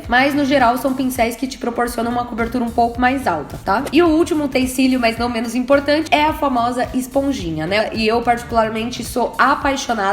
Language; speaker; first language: Portuguese; native; Portuguese